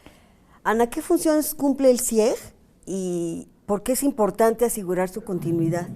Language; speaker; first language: Spanish; native; Spanish